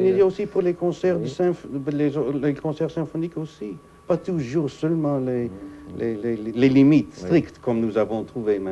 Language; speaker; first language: French; non-native, fluent; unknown